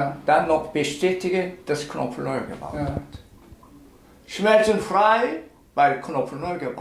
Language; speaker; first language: German; non-native, learner; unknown